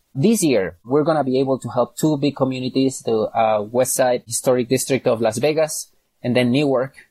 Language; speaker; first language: English; non-native, fluent; Catalan